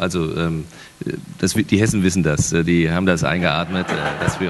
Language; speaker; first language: German; native; German